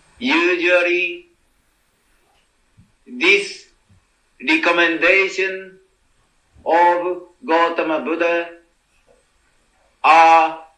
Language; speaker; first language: English; non-native, learner; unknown